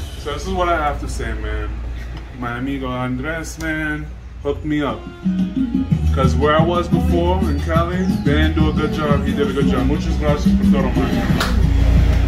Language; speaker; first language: English; native; English